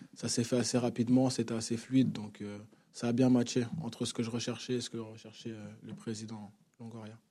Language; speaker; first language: French; native; French